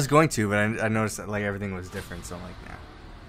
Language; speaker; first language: English; native; English